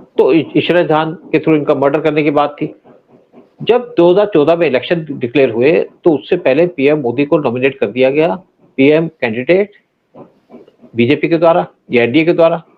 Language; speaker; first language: Hindi; native; Hindi